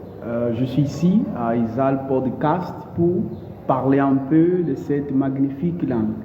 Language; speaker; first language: French; non-native, learner; Portuguese